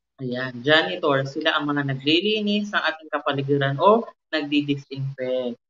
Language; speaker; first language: Filipino; native; Filipino